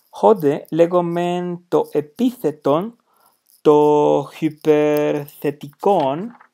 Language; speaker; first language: Greek; non-native, fluent; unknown